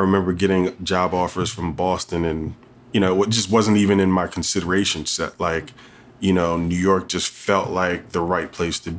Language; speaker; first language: English; native; English